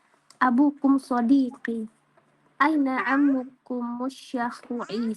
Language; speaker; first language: Arabic; non-native, learner; Indonesian